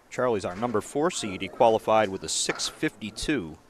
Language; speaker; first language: English; native; English